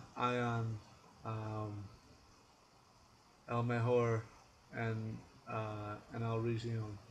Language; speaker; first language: Spanish; non-native, learner; English